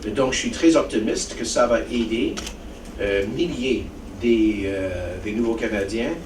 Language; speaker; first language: French; non-native, local second language; English